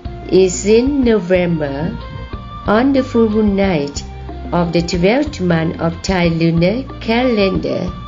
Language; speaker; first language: English; non-native, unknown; Thai